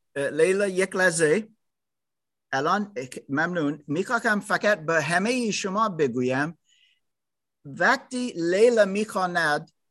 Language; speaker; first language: Persian; non-native, learner; German